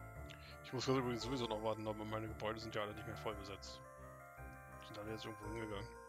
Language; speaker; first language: German; native; German